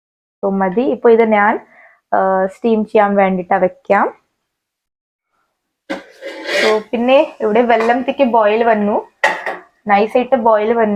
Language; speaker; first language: Malayalam; non-native, learner; Hindi